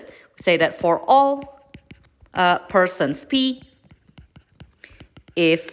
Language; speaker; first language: English; non-native, fluent; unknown